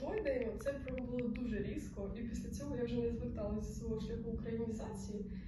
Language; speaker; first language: Ukrainian; non-native, local second language; Russian